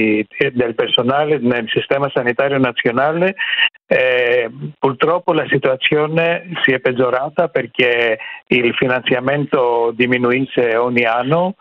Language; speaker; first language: Italian; non-native, fluent; Greek